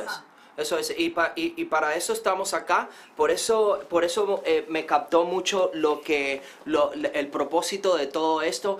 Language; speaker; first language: Spanish; early bilingual, heritage; Spanish